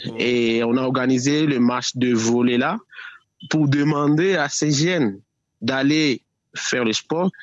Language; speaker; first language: French; non-native, local second language; Nande